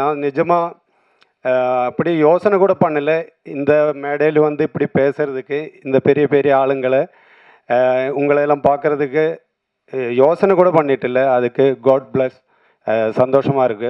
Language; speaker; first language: Tamil; non-native, learner; Malayalam